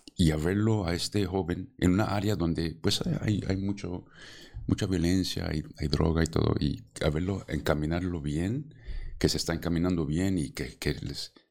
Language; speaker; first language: Spanish; early bilingual, heritage; Spanish